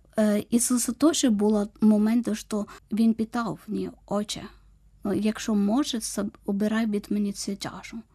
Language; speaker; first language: Ukrainian; non-native, learner; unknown